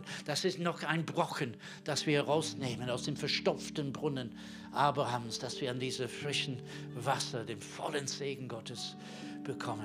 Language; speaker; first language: German; non-native, fluent; English